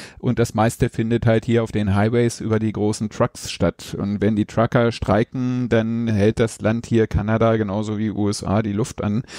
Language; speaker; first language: German; native; German